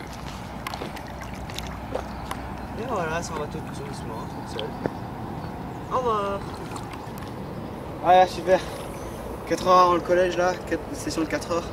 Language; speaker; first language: French; native; French